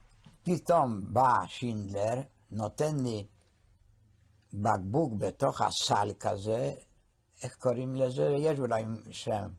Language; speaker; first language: Hebrew; non-native, fluent; Polish